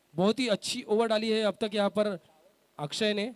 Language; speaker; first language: Hindi; non-native, local second language; Marathi